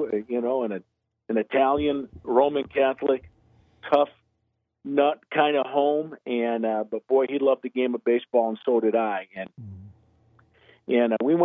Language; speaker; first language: English; native; English